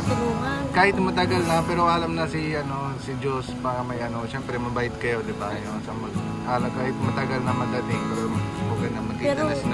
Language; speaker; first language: Filipino; non-native, local second language; Bikol